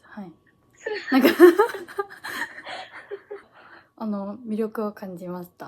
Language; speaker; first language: Japanese; early bilingual, heritage; Korean